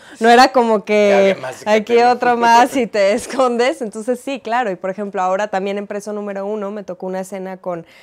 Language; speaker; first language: Spanish; native; Spanish